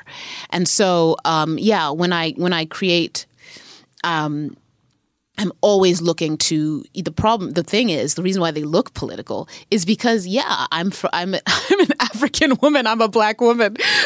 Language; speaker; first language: English; native; English